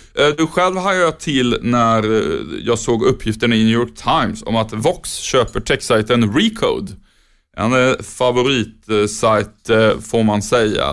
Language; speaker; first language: Swedish; native; Swedish